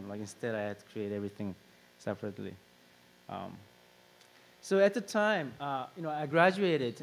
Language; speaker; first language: English; non-native, fluent; Korean